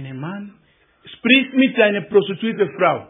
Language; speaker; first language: German; non-native, learner; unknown